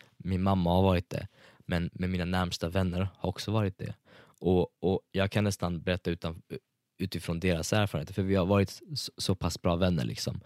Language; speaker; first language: Swedish; early bilingual, other home language; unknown